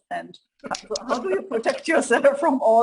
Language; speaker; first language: English; non-native, fluent; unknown